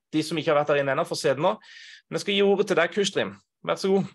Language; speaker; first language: Norwegian; native; Norwegian